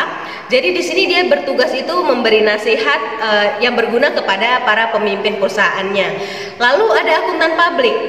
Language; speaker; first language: Indonesian; native; Indonesian